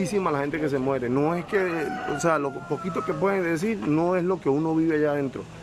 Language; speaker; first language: Spanish; native; Spanish